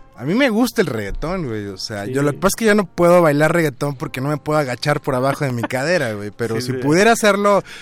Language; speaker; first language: Spanish; native; Spanish